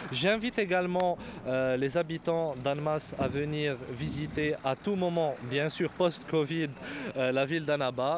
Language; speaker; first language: French; non-native, local second language; Arabic